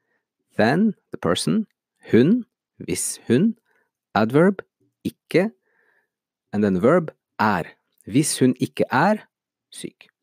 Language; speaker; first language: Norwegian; non-native, fluent; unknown